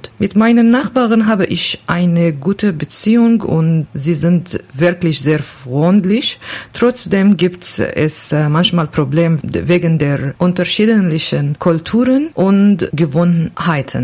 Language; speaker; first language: German; non-native, learner; Kurdish